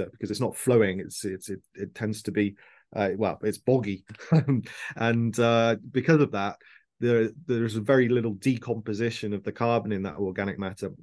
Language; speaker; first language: English; native; English